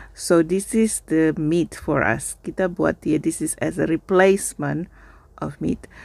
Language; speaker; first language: English; non-native, fluent; Indonesian